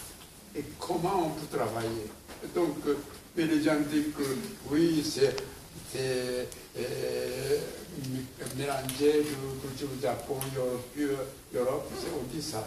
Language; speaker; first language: French; non-native, learner; Japanese